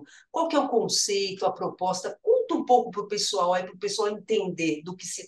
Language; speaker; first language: Portuguese; native; Portuguese